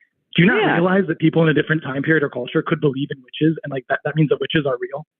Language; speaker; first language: English; native; English